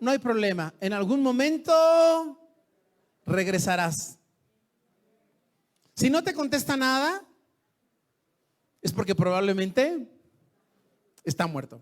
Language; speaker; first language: Spanish; native; Spanish